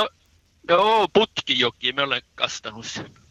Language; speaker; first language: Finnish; non-native, local second language; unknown